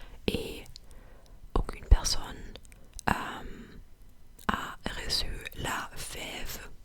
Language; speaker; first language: French; non-native, fluent; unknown